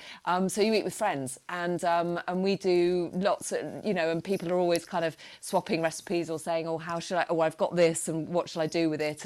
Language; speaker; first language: English; native; English